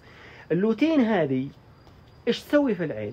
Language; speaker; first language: Arabic; native; Arabic